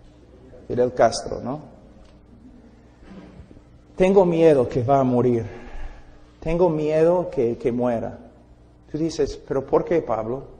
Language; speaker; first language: Spanish; non-native, fluent; English